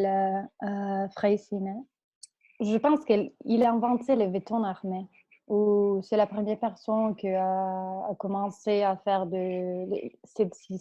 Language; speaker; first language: French; non-native, fluent; Spanish